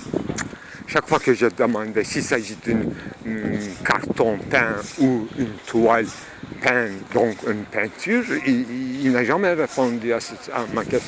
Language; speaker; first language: French; non-native, fluent; Turkish